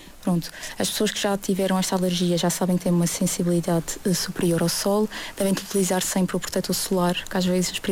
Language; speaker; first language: Portuguese; native; Portuguese